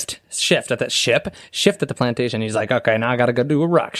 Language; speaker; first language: English; native; English